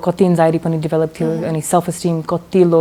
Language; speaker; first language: Nepali; early bilingual, heritage; English